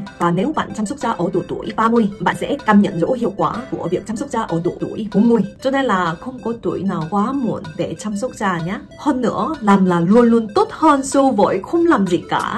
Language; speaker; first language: Vietnamese; non-native, fluent; Korean